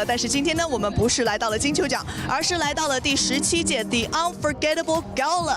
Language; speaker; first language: Chinese; native; Chinese